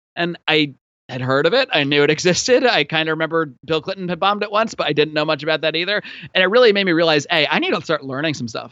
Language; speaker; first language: English; native; English